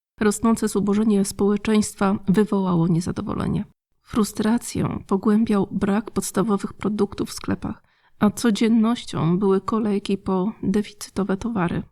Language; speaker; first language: Polish; native; Polish